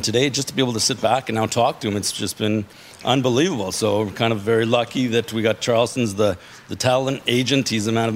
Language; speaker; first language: English; native; English